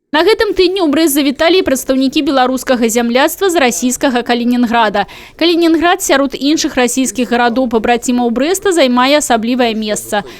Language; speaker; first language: Belarusian; native; Belarusian